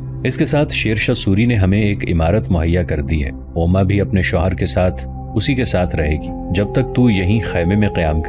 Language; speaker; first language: Urdu; native; Urdu